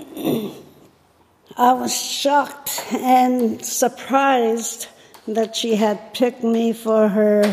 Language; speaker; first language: English; non-native, fluent; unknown